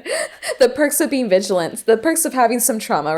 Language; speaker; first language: English; native; English